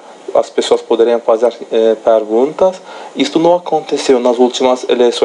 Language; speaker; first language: Portuguese; non-native, fluent; Turkish